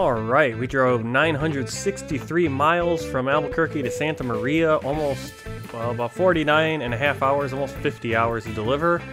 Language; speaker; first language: English; native; English